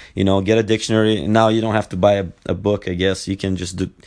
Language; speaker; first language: English; non-native, fluent; Bulgarian